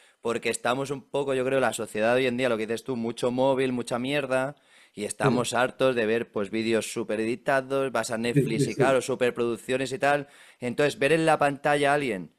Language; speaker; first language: Spanish; native; Spanish